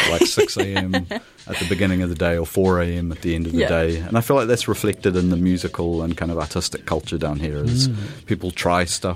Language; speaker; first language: English; native; English